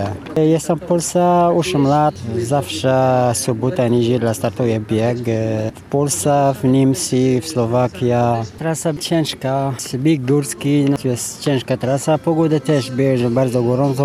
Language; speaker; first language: Polish; non-native, learner; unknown